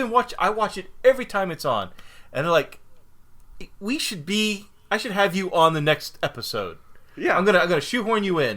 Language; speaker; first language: English; native; English